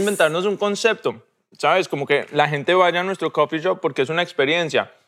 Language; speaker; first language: Spanish; early bilingual, heritage; Spanish